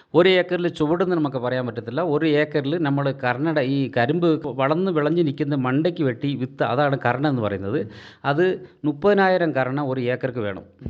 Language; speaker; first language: Malayalam; non-native, local second language; Tamil